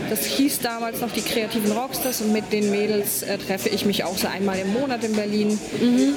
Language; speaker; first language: German; non-native, fluent; Polish